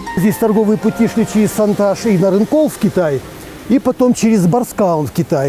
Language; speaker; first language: Russian; native; Russian